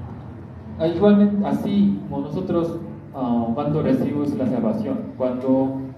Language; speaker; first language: Spanish; non-native, learner; Korean